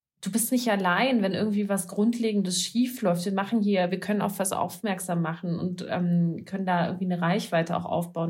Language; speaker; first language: German; native; German